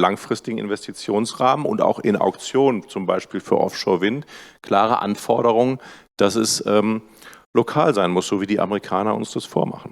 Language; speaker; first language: German; native; German